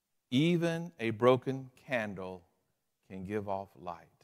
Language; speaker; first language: English; native; English